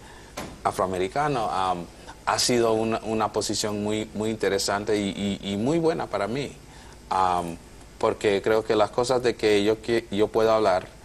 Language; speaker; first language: Spanish; non-native, fluent; English